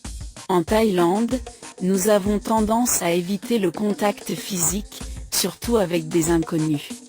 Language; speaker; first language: French; non-native, fluent; Thai